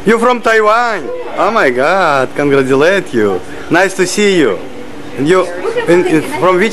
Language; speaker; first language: English; non-native, learner; Russian